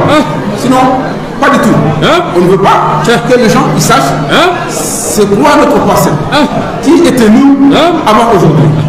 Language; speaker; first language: French; non-native, local second language; Soninke